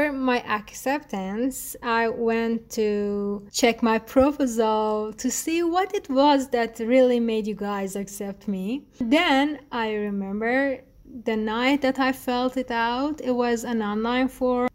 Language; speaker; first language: English; non-native, fluent; Persian